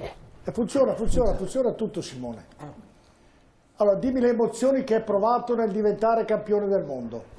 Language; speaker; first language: Italian; native; Italian